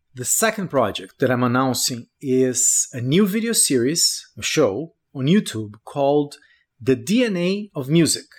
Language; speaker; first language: English; non-native, fluent; Portuguese